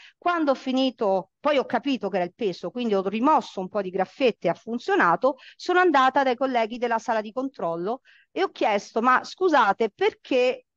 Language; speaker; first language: Italian; native; Italian